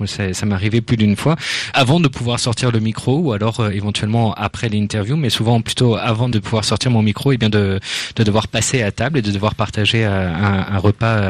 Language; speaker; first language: French; native; French